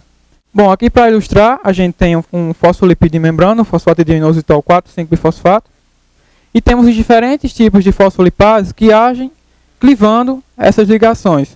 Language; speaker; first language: Portuguese; native; Portuguese